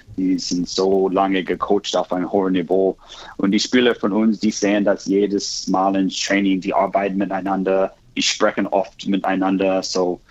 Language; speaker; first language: German; non-native, learner; English